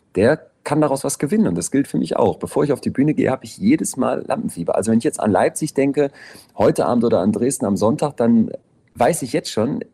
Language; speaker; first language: German; native; German